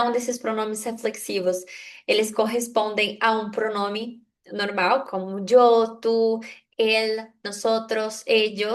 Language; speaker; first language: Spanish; non-native, fluent; Portuguese